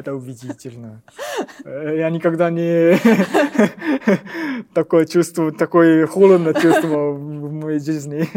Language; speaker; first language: Russian; non-native, learner; Japanese